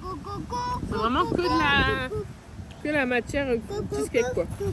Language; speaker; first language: French; native; French